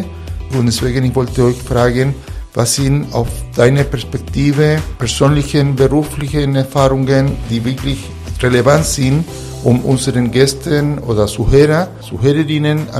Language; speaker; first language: German; non-native, fluent; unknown